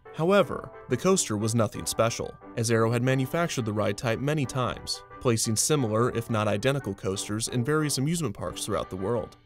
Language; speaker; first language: English; native; English